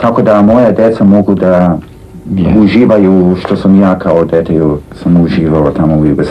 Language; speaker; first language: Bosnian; early bilingual, heritage; Serbian